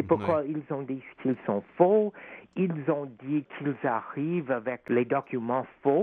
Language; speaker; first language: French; non-native, fluent; English